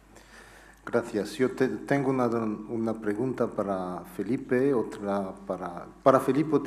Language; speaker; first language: Spanish; non-native, fluent; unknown